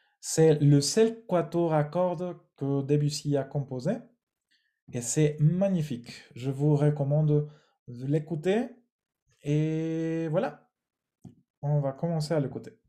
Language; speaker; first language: French; non-native, fluent; Spanish